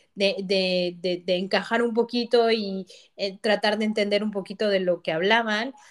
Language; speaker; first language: Spanish; native; Spanish